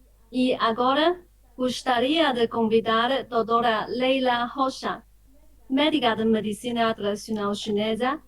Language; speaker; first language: Portuguese; non-native, fluent; Chinese